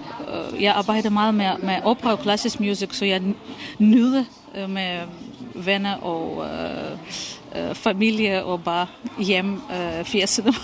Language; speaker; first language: Danish; non-native, fluent; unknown